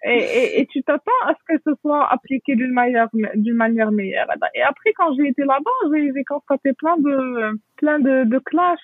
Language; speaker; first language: French; non-native, local second language; Arabic